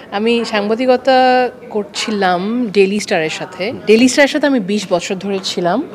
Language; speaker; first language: Bangla; early bilingual, heritage; Bangla